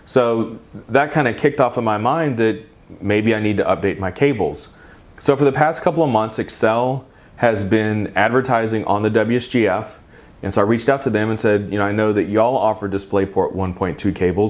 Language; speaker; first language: English; native; English